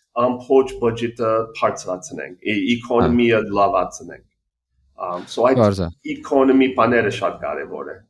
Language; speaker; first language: Armenian; early bilingual, heritage; Armenian